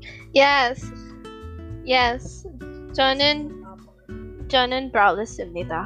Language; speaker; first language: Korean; non-native, learner; English